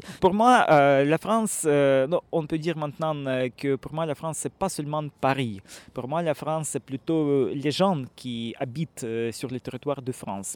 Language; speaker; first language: French; non-native, fluent; Russian